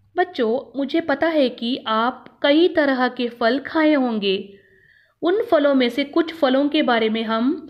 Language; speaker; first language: Hindi; non-native, local second language; Kannada